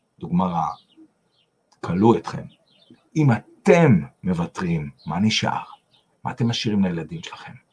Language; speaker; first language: Hebrew; non-native, fluent; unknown